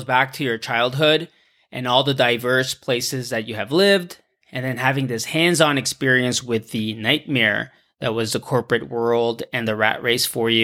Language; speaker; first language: English; native; English